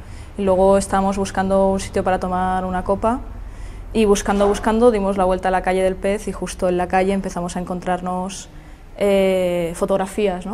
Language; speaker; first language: Spanish; native; Spanish